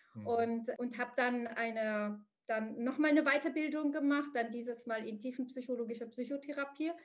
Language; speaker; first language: German; early bilingual, other home language; Arabic